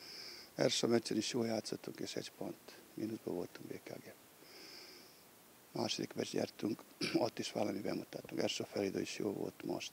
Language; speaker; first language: Hungarian; non-native, learner; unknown